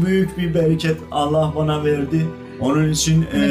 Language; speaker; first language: Turkish; non-native, fluent; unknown